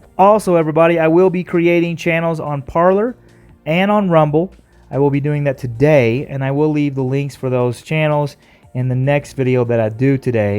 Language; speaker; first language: English; native; English